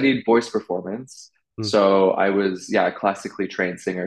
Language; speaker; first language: English; native; English